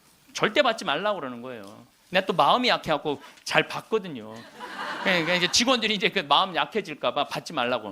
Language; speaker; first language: Korean; native; Korean